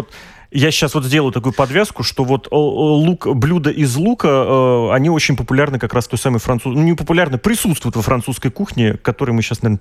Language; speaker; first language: Russian; native; Russian